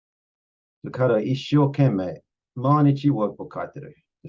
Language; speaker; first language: Japanese; non-native, fluent; English